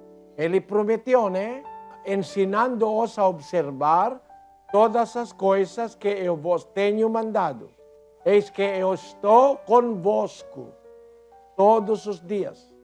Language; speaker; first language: Portuguese; non-native, learner; Filipino